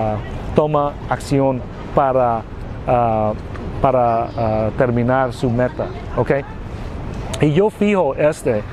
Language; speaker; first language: Spanish; non-native, learner; Vietnamese